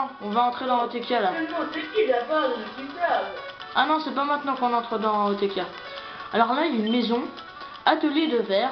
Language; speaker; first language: French; native; French